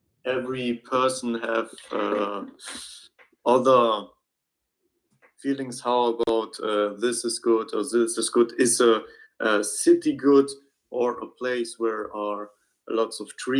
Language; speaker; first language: English; non-native, learner; German